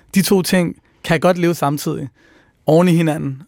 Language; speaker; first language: Danish; early bilingual, other home language; Persian